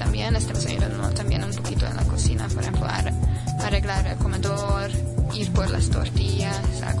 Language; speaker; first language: Spanish; non-native, fluent; Hungarian